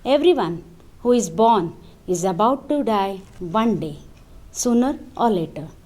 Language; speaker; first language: English; non-native, local second language; Marathi